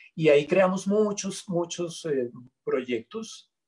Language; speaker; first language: Spanish; native; Spanish